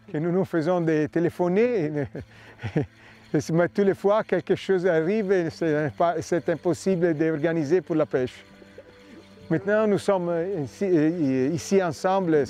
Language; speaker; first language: French; non-native, fluent; Italian